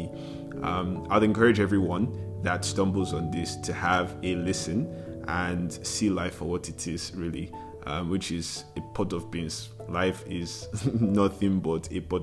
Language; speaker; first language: English; non-native, local second language; Yoruba